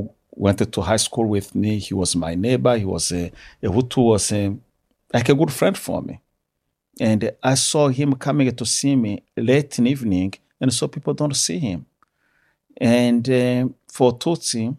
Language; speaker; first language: English; non-native, local second language; Kinyarwanda